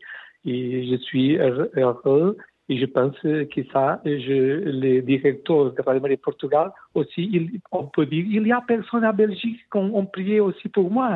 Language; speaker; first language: French; non-native, learner; Portuguese